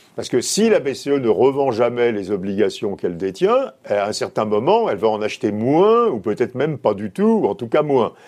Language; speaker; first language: French; native; French